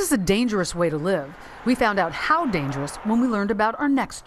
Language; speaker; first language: English; native; English